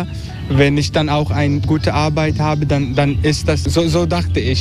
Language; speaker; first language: German; non-native, learner; Turkish